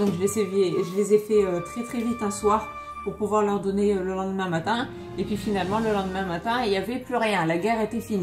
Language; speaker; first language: French; native; French